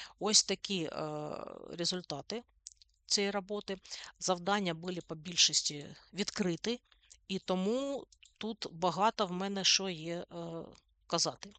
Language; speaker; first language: Ukrainian; non-native, local second language; Russian